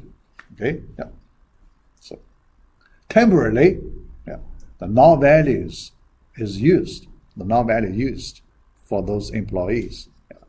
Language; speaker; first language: English; non-native, fluent; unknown